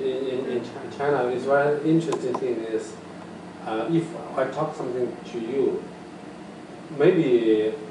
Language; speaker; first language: English; non-native, learner; Chinese